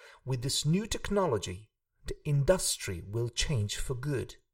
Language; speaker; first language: English; non-native, fluent; Hungarian